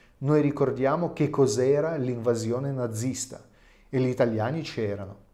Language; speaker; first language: Italian; non-native, fluent; Russian